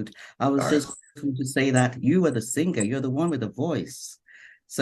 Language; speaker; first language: English; non-native, local second language; Yoruba